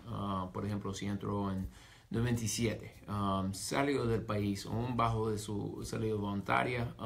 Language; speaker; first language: Spanish; non-native, fluent; English